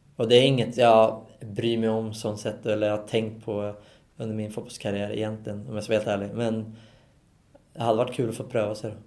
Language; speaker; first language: Swedish; native; Swedish